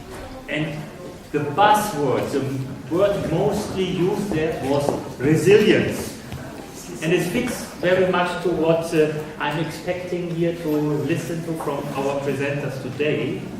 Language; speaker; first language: English; non-native, fluent; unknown